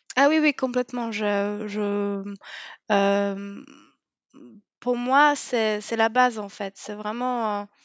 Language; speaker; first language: French; non-native, fluent; Polish